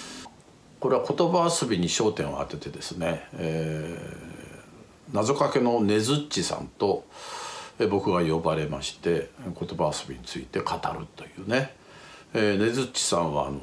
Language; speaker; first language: Japanese; native; Japanese